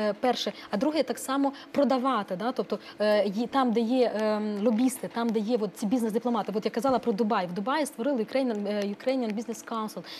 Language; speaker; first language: Ukrainian; non-native, local second language; Romanian